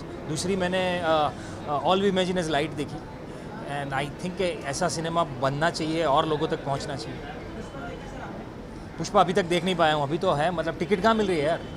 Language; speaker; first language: Hindi; native; Hindi